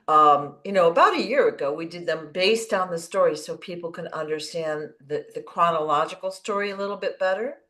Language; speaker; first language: English; native; English